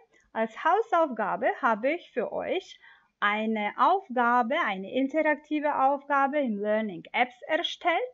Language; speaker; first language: German; non-native, fluent; Macedonian